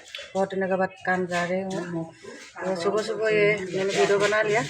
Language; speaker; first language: Hindi; non-native, local second language; Assamese